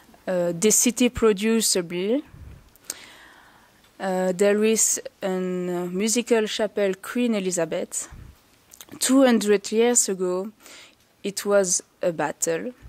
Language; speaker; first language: English; non-native, learner; French